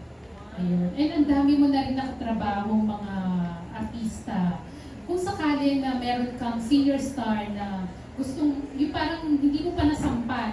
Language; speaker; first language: Filipino; native; Filipino